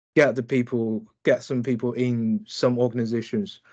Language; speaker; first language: English; non-native, fluent; Chinese